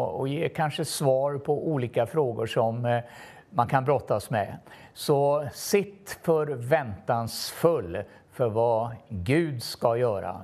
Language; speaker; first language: Swedish; native; Swedish